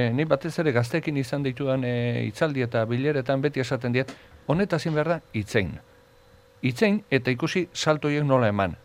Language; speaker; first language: Basque; native; Basque